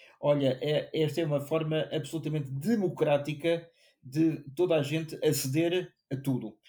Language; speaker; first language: Portuguese; native; Portuguese